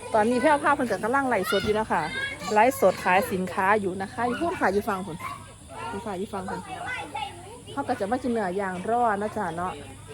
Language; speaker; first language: Thai; native; Thai